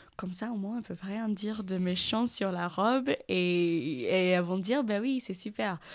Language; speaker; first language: French; non-native, fluent; English